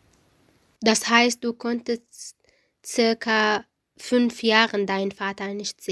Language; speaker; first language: German; non-native, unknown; Arabic